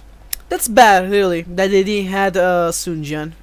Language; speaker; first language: English; non-native, fluent; Italian